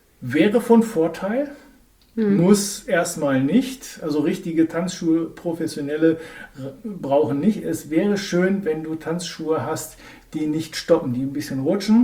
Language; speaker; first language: German; native; German